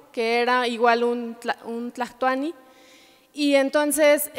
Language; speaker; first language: Spanish; native; Spanish